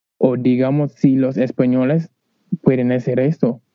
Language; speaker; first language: Spanish; non-native, learner; Wolof